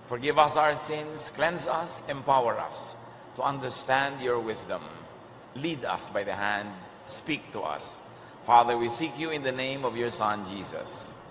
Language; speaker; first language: English; non-native, local second language; Filipino